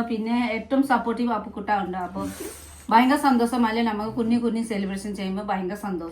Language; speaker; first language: Malayalam; non-native, learner; Nepali